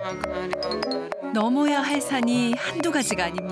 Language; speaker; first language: Korean; native; Korean